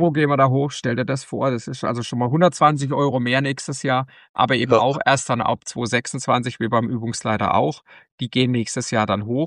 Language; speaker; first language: German; native; German